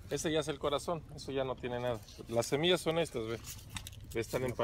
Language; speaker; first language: Spanish; native; Spanish